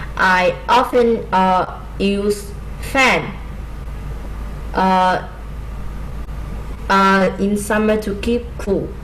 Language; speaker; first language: English; non-native, learner; Vietnamese